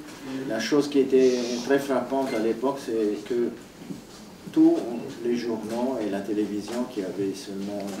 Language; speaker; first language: French; non-native, fluent; Italian